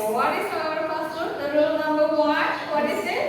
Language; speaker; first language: English; non-native, fluent; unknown